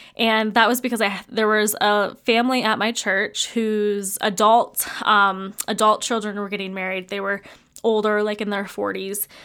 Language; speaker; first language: English; native; English